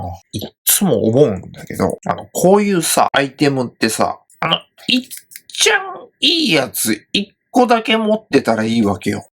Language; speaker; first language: Japanese; native; Japanese